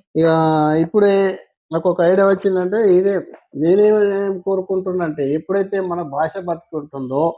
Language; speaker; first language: Telugu; non-native, local second language; Gondi